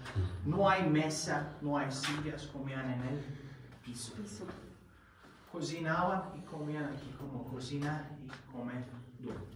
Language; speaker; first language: Spanish; non-native, fluent; Turkish